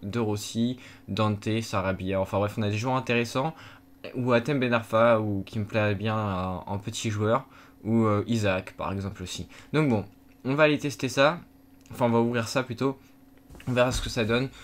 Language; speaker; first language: French; native; French